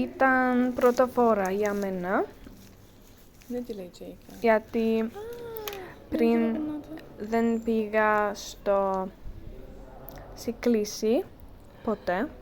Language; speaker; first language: Greek; non-native, learner; Turkish